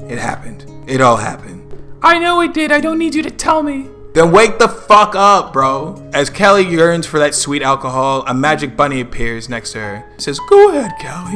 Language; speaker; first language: English; native; English